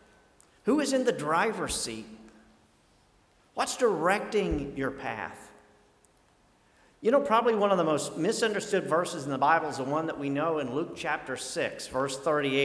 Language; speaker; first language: English; native; English